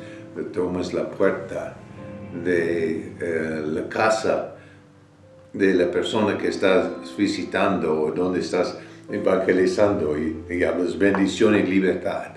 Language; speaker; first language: Spanish; non-native, fluent; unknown